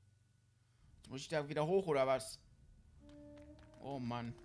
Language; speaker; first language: German; native; German